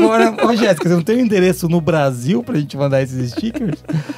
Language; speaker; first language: Portuguese; native; Portuguese